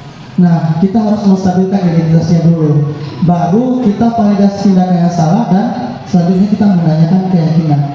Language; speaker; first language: Indonesian; native; Indonesian